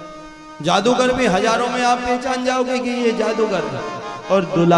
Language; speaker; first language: Hindi; native; Hindi